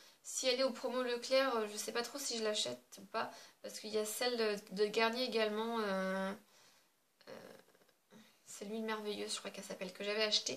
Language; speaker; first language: French; native; French